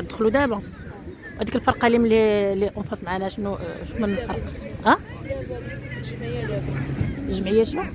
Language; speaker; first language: Arabic; native; Arabic